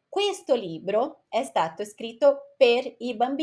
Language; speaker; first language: Italian; non-native, fluent; Portuguese